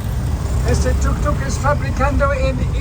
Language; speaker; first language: Spanish; non-native, learner; English